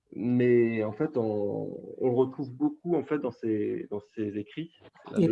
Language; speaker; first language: French; native; French